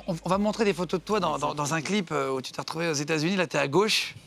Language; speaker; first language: French; native; French